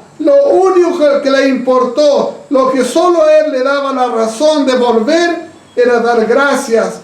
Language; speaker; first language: Spanish; native; Spanish